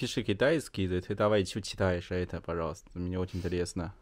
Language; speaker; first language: Russian; non-native, learner; Chinese